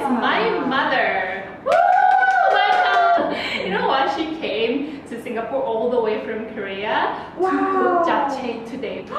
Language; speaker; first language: English; non-native, local second language; Korean